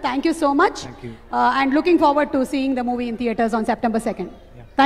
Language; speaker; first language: Telugu; native; Telugu